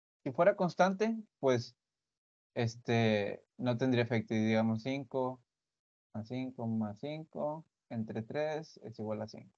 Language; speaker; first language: Spanish; native; Spanish